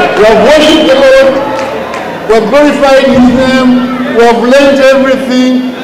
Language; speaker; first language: English; non-native, local second language; Bemba